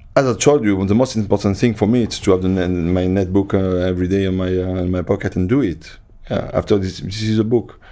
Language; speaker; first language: English; non-native, fluent; French